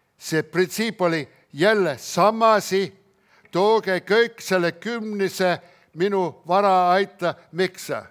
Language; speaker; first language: Estonian; early bilingual, heritage; Estonian